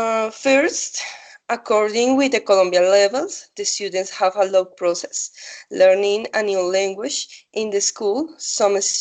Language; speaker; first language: English; non-native, learner; Spanish